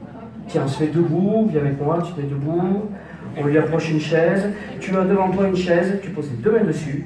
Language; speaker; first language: French; native; French